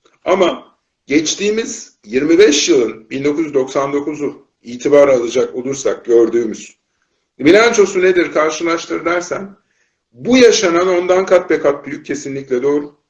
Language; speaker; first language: Turkish; native; Turkish